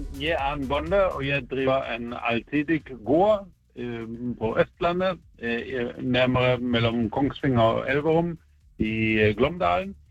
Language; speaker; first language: Norwegian; non-native, fluent; German